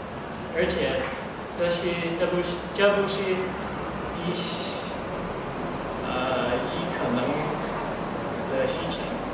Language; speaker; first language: Chinese; non-native, learner; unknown